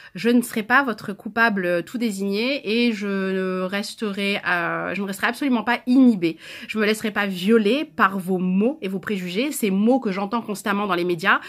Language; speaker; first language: French; native; French